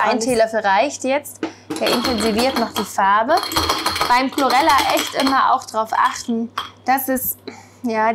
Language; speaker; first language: German; native; German